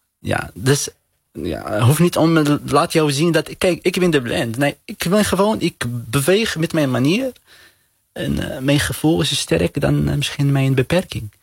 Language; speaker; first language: Dutch; non-native, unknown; Arabic